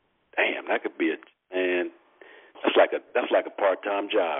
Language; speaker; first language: English; native; English